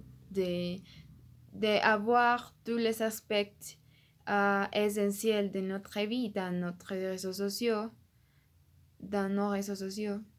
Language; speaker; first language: French; non-native, learner; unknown